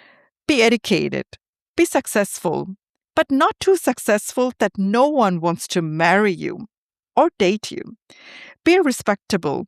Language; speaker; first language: English; non-native, fluent; Tamil